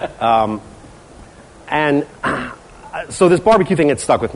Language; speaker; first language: English; native; English